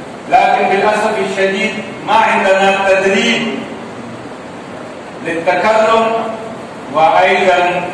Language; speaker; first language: Arabic; non-native, learner; Urdu